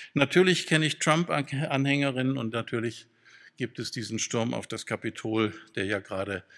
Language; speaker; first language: German; native; German